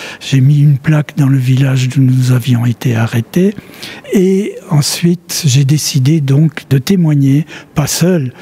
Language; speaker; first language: French; early bilingual, other home language; Polish